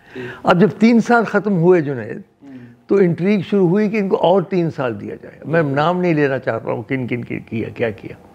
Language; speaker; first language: Hindi; non-native, local second language; Dogri